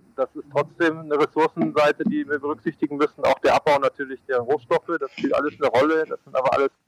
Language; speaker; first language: German; native; German